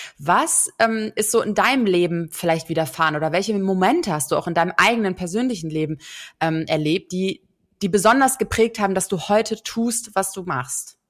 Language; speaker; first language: German; native; German